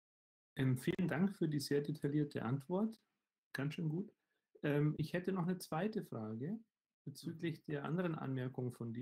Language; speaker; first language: German; native; German